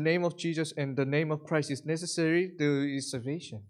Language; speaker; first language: English; non-native, fluent; Korean